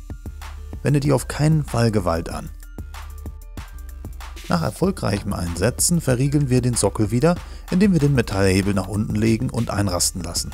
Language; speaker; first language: German; native; German